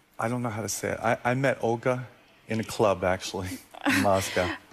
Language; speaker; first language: English; native; English